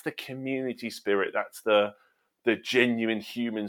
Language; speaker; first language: English; native; English